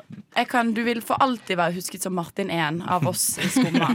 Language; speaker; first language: Norwegian; native; Norwegian